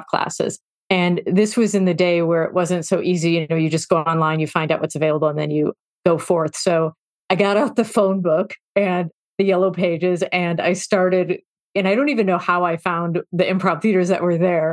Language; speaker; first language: English; native; English